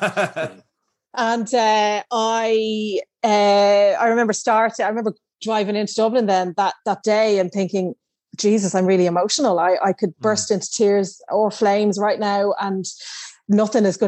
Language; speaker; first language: English; native; English